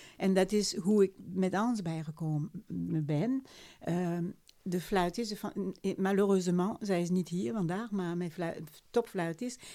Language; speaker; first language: Dutch; non-native, fluent; French